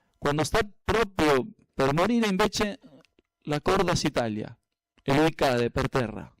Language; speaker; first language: Italian; non-native, fluent; Spanish